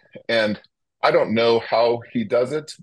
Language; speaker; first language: English; native; English